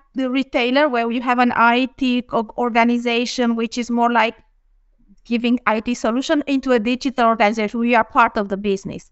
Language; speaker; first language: English; non-native, fluent; Romanian